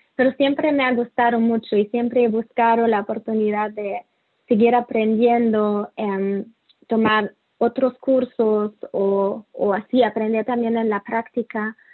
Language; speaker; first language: Spanish; non-native, fluent; German